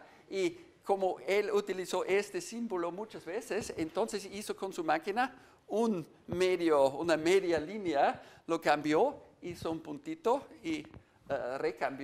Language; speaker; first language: Spanish; non-native, fluent; German